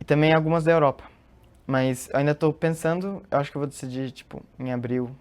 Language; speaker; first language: Portuguese; early bilingual, heritage; Portuguese